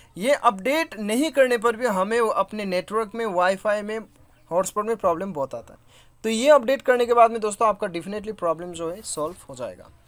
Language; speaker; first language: Hindi; native; Hindi